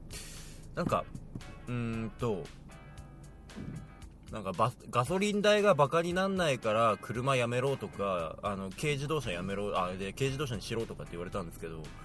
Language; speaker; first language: Japanese; native; Japanese